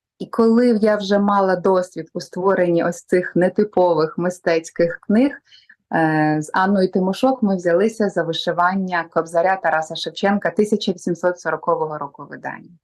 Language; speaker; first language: Ukrainian; native; Ukrainian